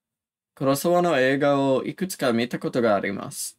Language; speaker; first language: Japanese; non-native, learner; English